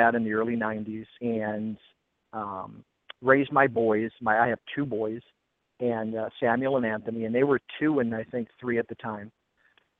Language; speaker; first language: English; native; English